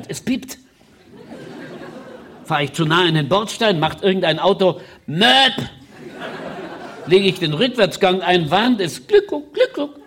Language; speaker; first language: German; native; German